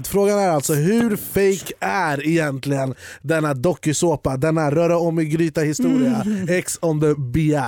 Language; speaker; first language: Swedish; native; Swedish